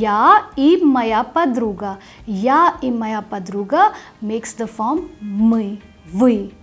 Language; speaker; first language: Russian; non-native, fluent; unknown